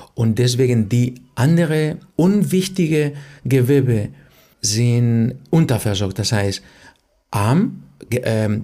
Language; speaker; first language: German; non-native, fluent; Spanish